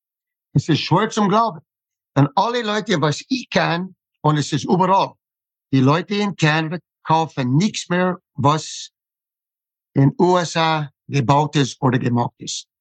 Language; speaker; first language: German; non-native, fluent; English